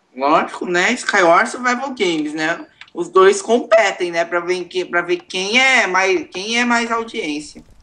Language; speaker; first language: Portuguese; native; Portuguese